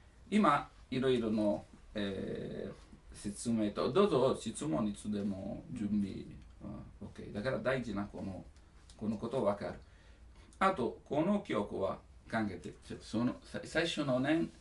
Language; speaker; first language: Japanese; non-native, learner; Italian